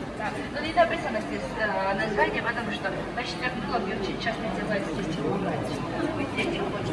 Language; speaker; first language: Russian; non-native, fluent; Georgian